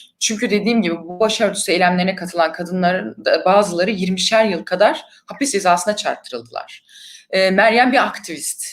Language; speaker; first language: Turkish; native; Turkish